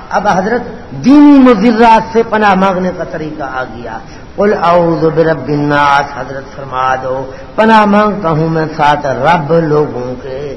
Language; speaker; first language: Urdu; non-native, local second language; Punjabi